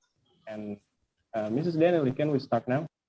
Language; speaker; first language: English; non-native, fluent; Indonesian